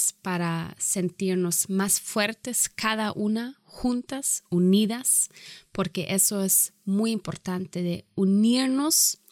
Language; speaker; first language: Spanish; non-native, fluent; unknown